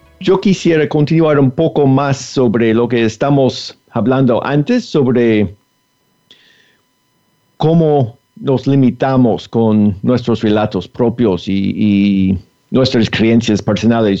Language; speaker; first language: Spanish; non-native, fluent; English